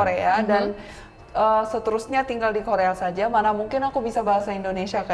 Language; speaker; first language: Indonesian; early bilingual, other home language; Korean